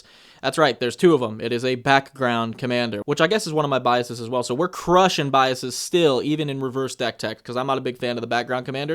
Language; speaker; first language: English; native; English